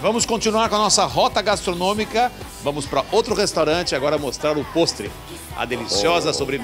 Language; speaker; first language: Spanish; non-native, learner; Portuguese